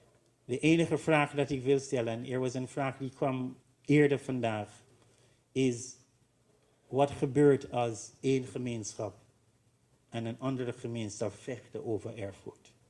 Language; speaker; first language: Dutch; non-native, learner; English